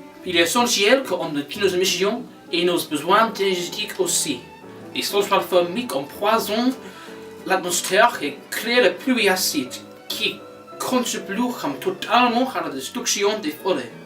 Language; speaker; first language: French; non-native, learner; English